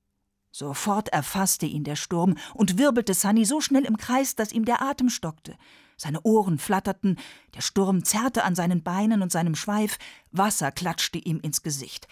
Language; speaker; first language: German; native; German